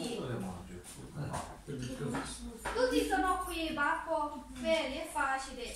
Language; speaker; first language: Italian; non-native, learner; Thai